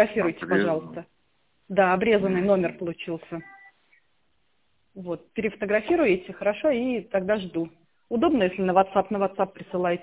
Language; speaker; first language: Russian; native; Russian